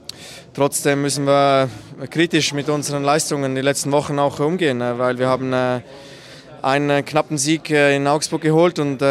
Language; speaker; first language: German; native; German